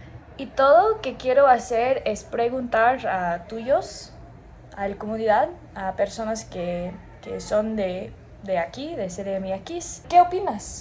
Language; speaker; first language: Spanish; non-native, learner; English